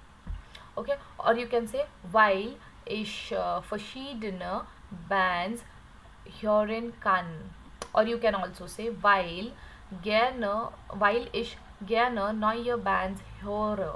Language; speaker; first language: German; non-native, learner; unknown